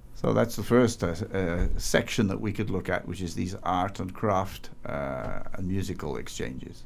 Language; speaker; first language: English; native; English